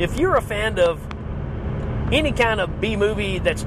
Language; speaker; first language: English; native; English